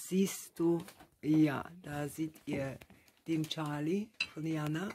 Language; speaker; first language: German; non-native, fluent; Russian